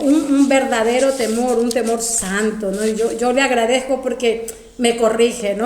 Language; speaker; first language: Spanish; native; Spanish